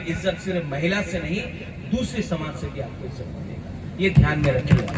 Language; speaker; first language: Hindi; non-native, local second language; Kok Borok